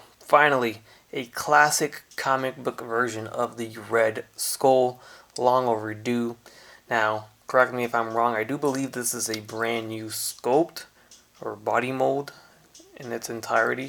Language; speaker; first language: English; native; English